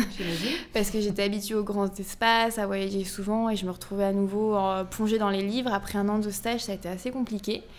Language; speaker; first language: French; native; French